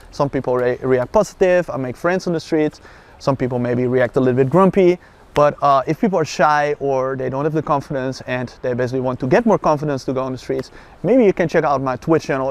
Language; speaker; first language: English; non-native, fluent; Dutch